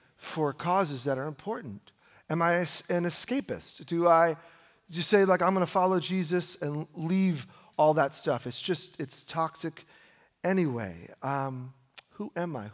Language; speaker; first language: English; native; English